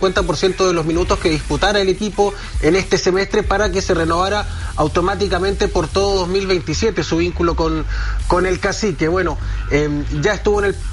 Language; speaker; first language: Spanish; native; Spanish